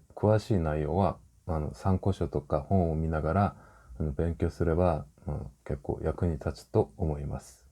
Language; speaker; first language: Japanese; non-native, fluent; Korean